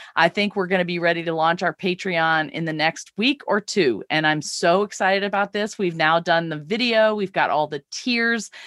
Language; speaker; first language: English; native; English